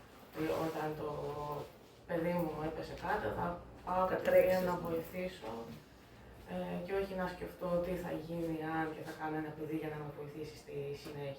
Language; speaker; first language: Greek; native; Greek